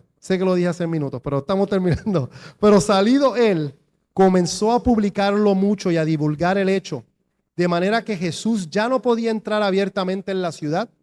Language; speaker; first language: Spanish; native; Spanish